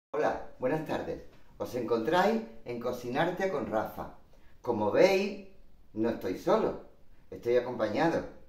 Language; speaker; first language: Spanish; native; Spanish